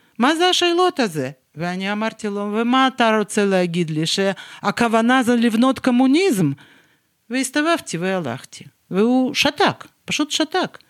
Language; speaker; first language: Hebrew; non-native, fluent; Russian